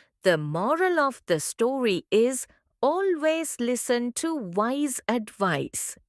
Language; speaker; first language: English; non-native, local second language; Tamil